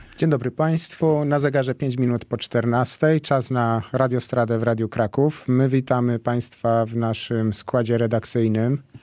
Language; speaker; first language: Polish; native; Polish